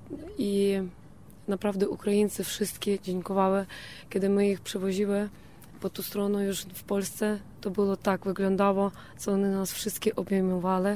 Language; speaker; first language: Polish; non-native, local second language; Ukrainian